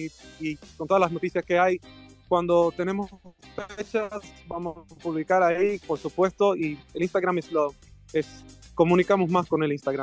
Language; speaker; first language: Spanish; non-native, fluent; Swedish